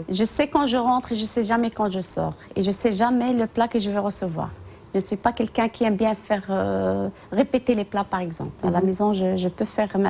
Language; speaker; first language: French; non-native, local second language; Tachelhit